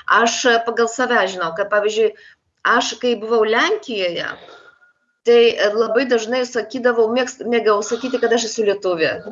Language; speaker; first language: Lithuanian; non-native, local second language; Polish